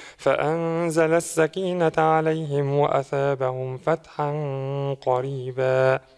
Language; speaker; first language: Urdu; non-native, fluent; Arabic